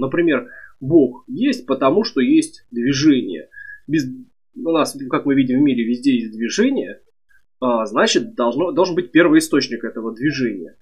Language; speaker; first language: Russian; native; Russian